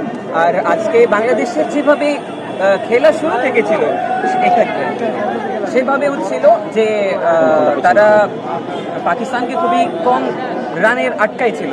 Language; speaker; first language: Bangla; non-native, learner; Urdu